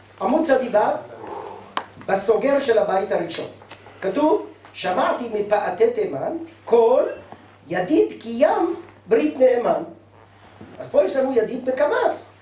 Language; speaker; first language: Hebrew; native; Hebrew